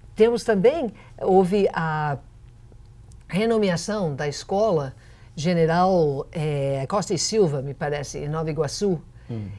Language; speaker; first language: Portuguese; non-native, fluent; English